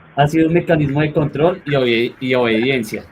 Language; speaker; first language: Spanish; native; Spanish